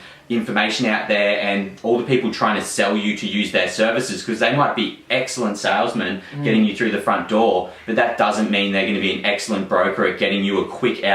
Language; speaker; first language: English; native; English